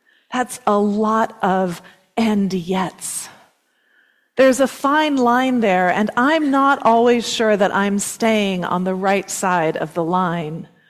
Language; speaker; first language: English; native; English